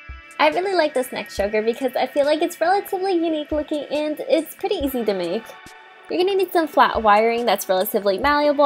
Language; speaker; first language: English; native; English